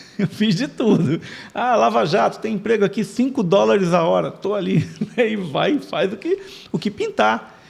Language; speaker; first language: Portuguese; native; Portuguese